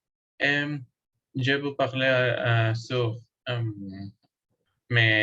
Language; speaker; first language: French; non-native, learner; Spanish